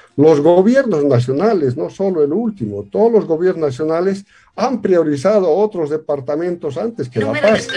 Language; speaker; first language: Spanish; native; Spanish